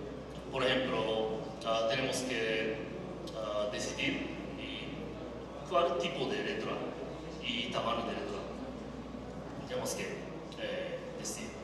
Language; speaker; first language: Spanish; non-native, learner; Japanese